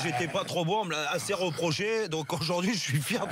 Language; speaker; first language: French; native; French